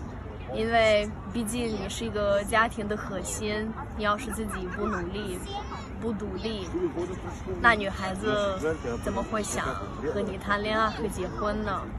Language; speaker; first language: Chinese; non-native, fluent; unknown